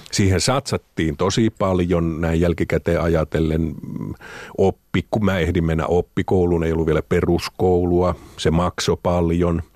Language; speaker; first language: Finnish; native; Finnish